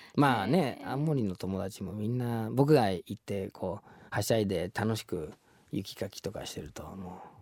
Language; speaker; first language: Japanese; non-native, fluent; English